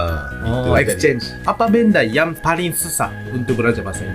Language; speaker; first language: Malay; non-native, learner; Japanese